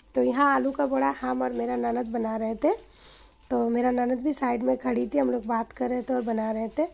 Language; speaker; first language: Hindi; non-native, local second language; Bangla